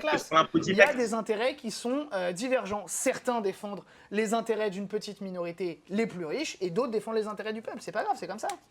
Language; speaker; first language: French; native; French